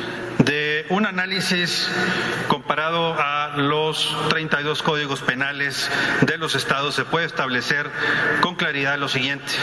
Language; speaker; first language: Spanish; native; Spanish